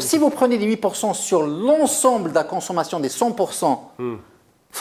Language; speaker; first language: French; non-native, local second language; Arabic